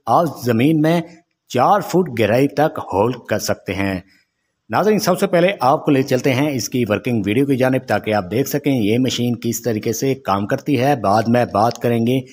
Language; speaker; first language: Urdu; non-native, local second language; Saraiki